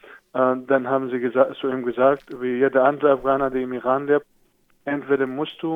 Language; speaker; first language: German; non-native, fluent; Persian